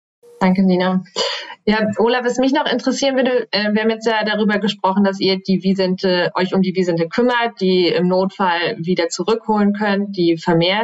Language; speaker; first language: German; native; German